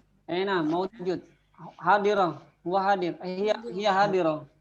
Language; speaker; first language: Arabic; non-native, fluent; Indonesian